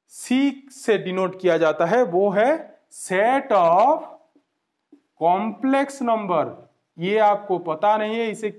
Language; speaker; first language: Hindi; non-native, local second language; Bangla